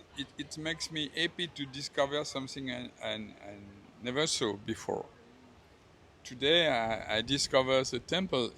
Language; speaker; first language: English; non-native, learner; French